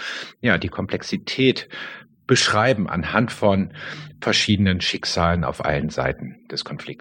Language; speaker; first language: German; native; German